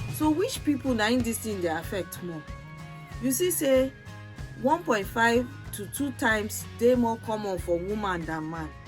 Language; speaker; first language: Nigerian Pidgin; non-native, local second language; Yoruba